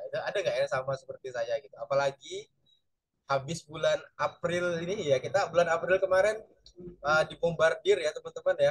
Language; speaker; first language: Indonesian; native; Indonesian